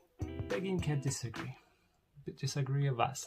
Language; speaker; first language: Persian; early bilingual, heritage; Persian